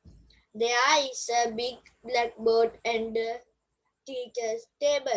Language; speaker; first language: English; non-native, learner; Sinhala